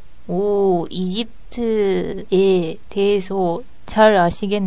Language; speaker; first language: Korean; non-native, learner; Japanese